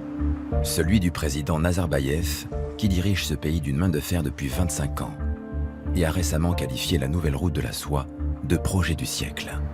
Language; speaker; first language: French; native; French